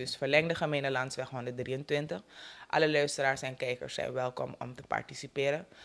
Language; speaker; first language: Dutch; native; Dutch